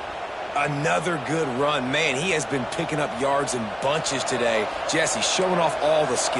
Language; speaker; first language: English; native; English